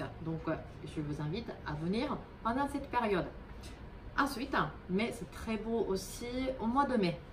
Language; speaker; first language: French; non-native, fluent; Japanese